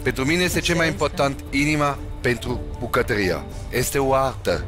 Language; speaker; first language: Romanian; non-native, learner; German